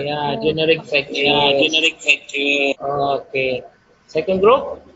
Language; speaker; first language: English; non-native, learner; Indonesian